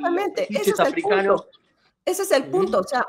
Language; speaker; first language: Spanish; native; Spanish